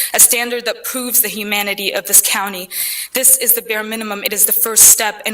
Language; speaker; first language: English; early bilingual, other home language; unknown